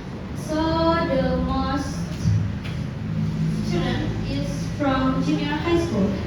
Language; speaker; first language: English; non-native, learner; Indonesian